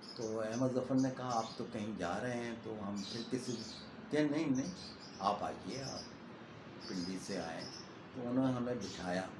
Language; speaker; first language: Urdu; native; Urdu